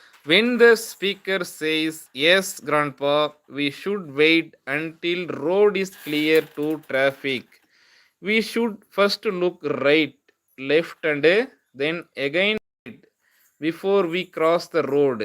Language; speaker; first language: English; non-native, local second language; Tamil